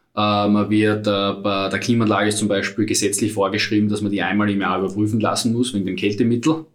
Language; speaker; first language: German; native; German